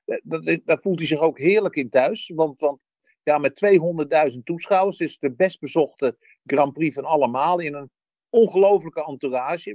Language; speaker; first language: Dutch; native; Dutch